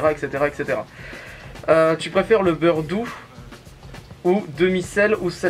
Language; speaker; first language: French; native; French